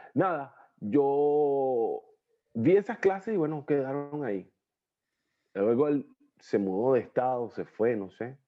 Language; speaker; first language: Spanish; native; Spanish